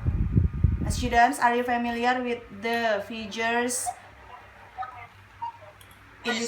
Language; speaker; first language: English; non-native, learner; Indonesian